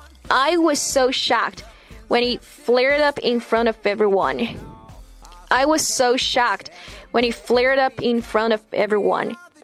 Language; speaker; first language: English; non-native, fluent; Chinese